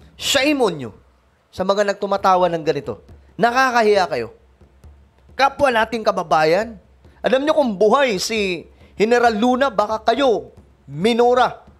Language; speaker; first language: Filipino; non-native, local second language; Cebuano